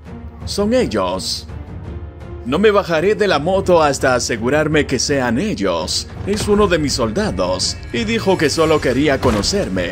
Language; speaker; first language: Spanish; native; Spanish